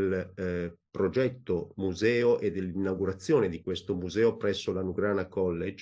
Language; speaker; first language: Italian; native; Italian